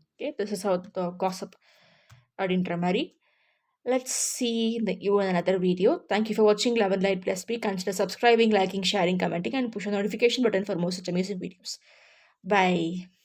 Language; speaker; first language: English; non-native, local second language; Tamil